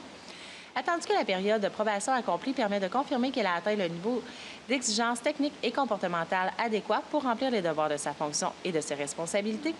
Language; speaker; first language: French; native; French